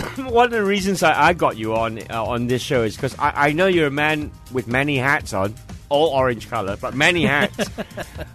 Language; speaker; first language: English; native; English